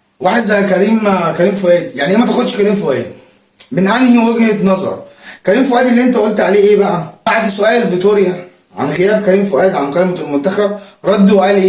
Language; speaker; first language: Arabic; native; Arabic